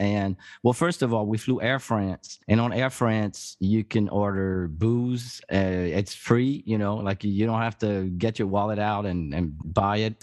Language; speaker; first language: English; non-native, fluent; French